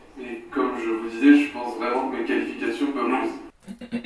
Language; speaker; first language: French; native; French